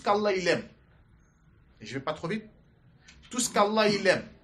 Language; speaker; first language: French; native; French